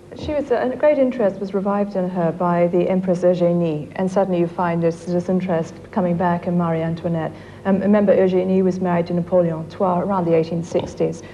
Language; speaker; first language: English; native; English